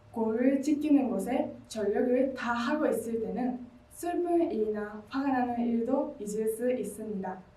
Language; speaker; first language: Korean; non-native, learner; Japanese